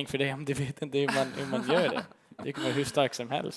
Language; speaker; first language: Swedish; early bilingual, heritage; English